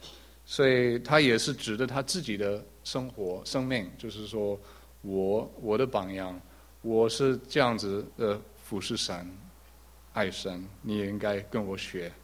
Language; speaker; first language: Chinese; early bilingual, heritage; English